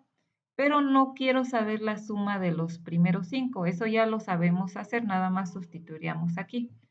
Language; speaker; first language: Spanish; native; Spanish